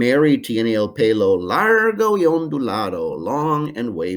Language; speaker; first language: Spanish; non-native, fluent; English